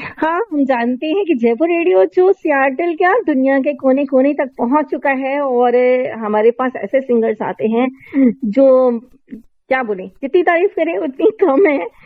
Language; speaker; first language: Hindi; native; Hindi